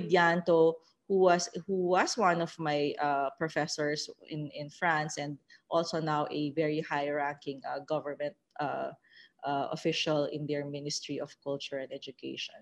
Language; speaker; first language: English; non-native, local second language; Filipino